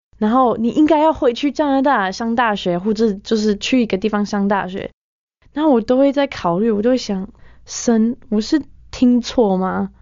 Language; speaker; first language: Chinese; non-native, fluent; English